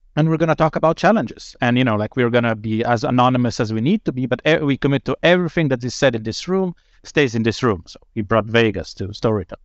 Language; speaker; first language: English; non-native, fluent; Slovenian